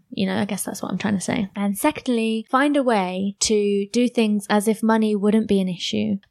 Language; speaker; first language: English; native; English